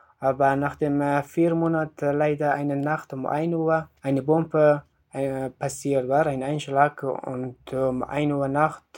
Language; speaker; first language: German; non-native, learner; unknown